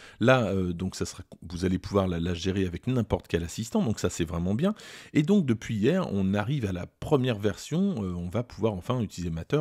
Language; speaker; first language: French; native; French